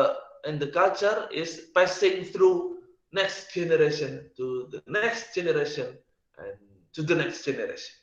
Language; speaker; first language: English; non-native, learner; Indonesian